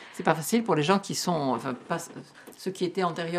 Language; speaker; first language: French; native; French